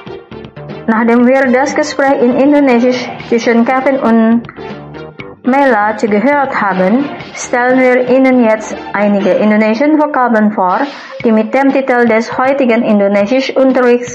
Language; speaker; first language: German; non-native, fluent; Indonesian